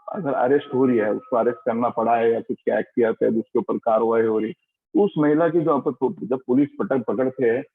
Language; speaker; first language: Hindi; non-native, local second language; Marathi